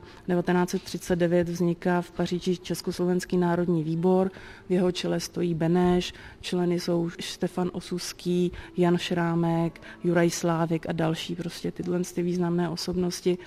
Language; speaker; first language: Czech; native; Czech